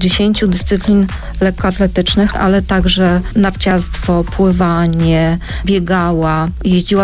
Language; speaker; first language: Polish; native; Polish